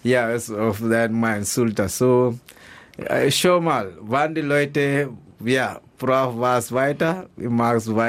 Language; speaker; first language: German; non-native, learner; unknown